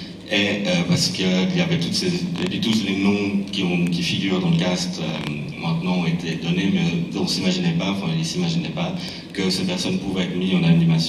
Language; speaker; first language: French; native; French